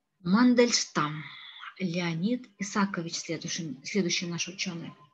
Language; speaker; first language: Russian; non-native, local second language; Kazakh